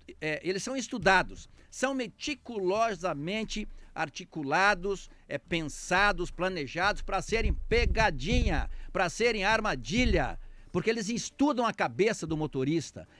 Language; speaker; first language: Portuguese; native; Portuguese